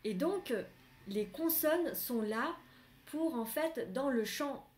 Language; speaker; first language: French; non-native, fluent; Vietnamese